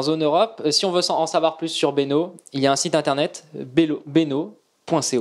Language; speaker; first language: French; native; French